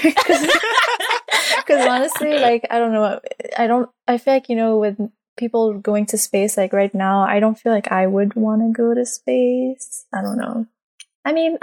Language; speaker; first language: English; non-native, fluent; French